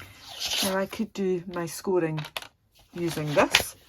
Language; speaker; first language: English; native; English